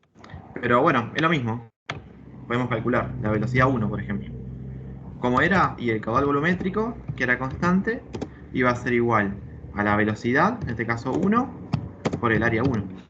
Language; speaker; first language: Spanish; native; Spanish